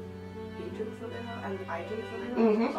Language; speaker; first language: English; non-native, fluent; Chinese